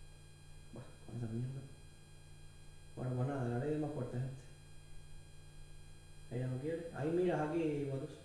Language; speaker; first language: Spanish; native; Spanish